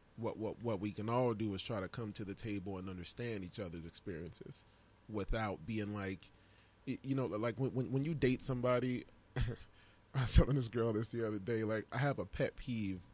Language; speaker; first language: English; native; English